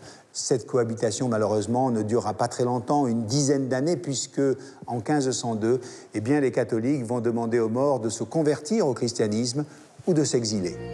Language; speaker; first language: French; native; French